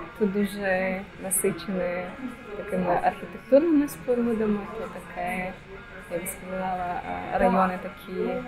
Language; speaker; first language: Ukrainian; native; Ukrainian